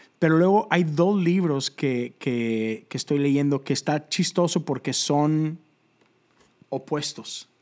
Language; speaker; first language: Spanish; native; Spanish